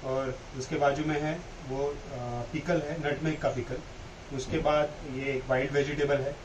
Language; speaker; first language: Hindi; non-native, local second language; Marathi